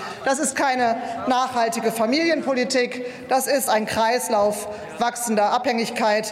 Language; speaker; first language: German; native; German